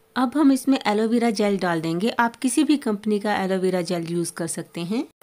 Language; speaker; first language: Hindi; native; Hindi